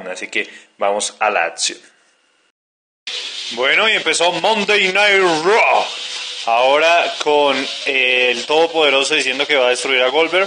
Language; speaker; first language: Spanish; native; Spanish